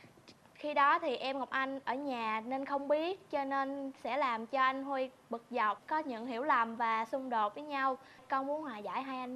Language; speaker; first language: Vietnamese; native; Vietnamese